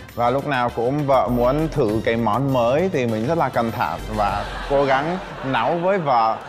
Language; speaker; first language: Vietnamese; non-native, fluent; Czech